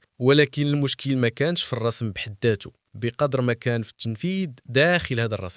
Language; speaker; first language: Arabic; native; Arabic